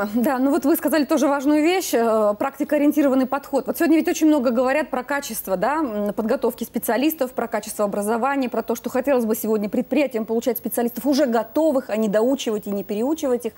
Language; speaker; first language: Russian; native; Russian